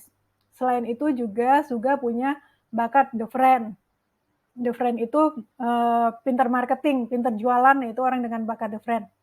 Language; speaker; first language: Indonesian; native; Indonesian